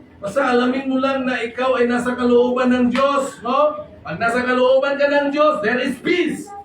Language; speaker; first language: Filipino; non-native, local second language; Cebuano